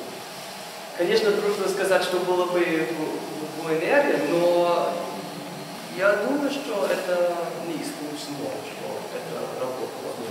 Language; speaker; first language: Russian; non-native, fluent; German